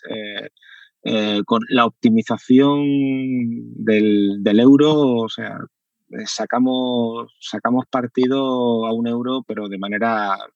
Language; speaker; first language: Spanish; native; Spanish